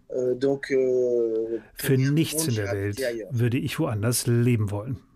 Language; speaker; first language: German; non-native, fluent; French